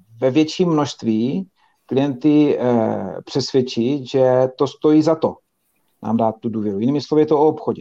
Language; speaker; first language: Czech; native; Czech